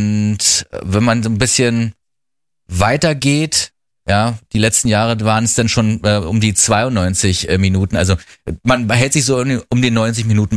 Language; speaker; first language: German; native; German